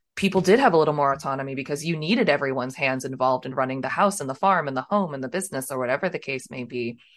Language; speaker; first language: English; early bilingual, other home language; Hindi